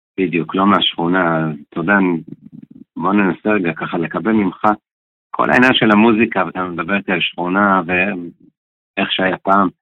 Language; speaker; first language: Hebrew; native; Hebrew